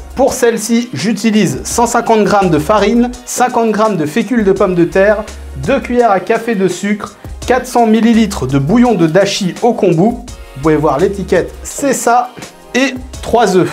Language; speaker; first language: French; native; French